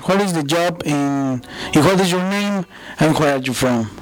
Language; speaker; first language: English; non-native, learner; Spanish